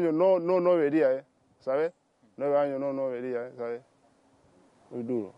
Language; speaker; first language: Spanish; non-native, learner; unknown